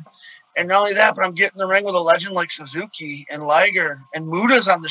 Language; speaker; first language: English; native; English